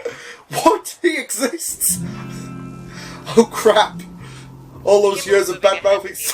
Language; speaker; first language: English; native; English